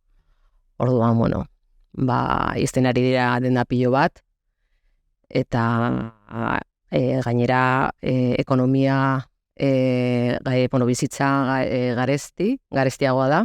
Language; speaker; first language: Basque; non-native, local second language; Spanish